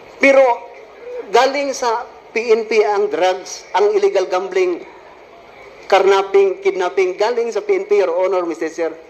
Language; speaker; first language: Filipino; non-native, local second language; Cebuano